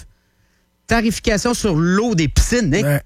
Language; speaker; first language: French; native; French